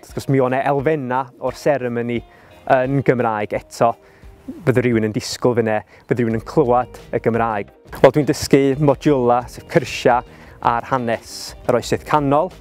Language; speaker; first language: Welsh; native; Welsh